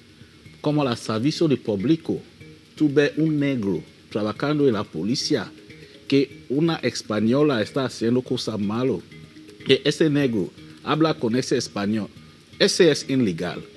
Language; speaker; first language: Spanish; non-native, learner; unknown